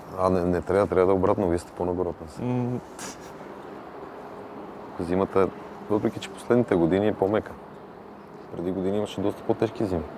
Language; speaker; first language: Bulgarian; native; Bulgarian